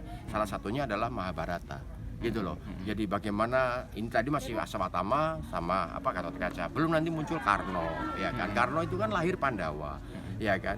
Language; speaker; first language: Indonesian; native; Indonesian